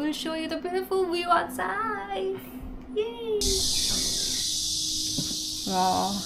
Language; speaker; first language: English; non-native, local second language; Hindi